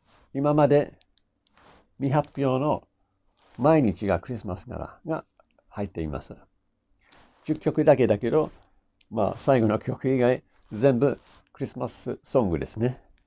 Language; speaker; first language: Japanese; non-native, fluent; English